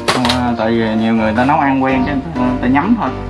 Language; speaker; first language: Vietnamese; native; Vietnamese